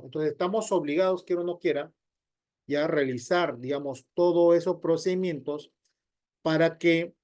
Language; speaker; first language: Spanish; native; Spanish